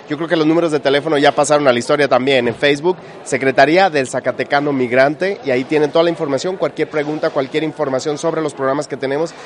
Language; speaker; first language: Spanish; native; Spanish